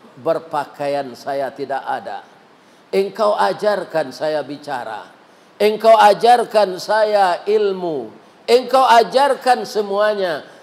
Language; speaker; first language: Malay; non-native, local second language; Minangkabau